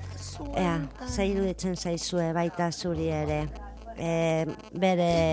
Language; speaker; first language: Basque; non-native, local second language; Spanish